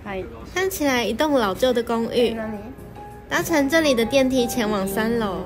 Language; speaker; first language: Chinese; native; Chinese